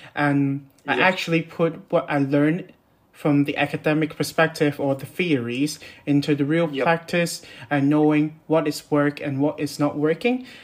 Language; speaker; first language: English; non-native, local second language; Cantonese